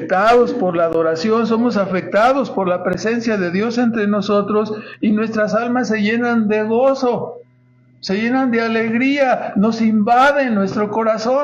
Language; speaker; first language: Spanish; native; Spanish